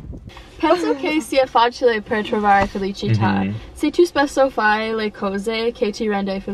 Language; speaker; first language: Italian; non-native, learner; English